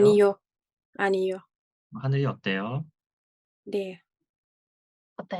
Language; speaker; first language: Korean; non-native, fluent; Thai